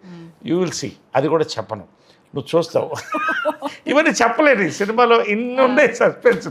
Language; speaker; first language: Telugu; native; Telugu